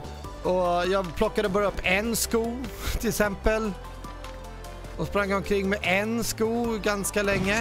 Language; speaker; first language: Swedish; native; Swedish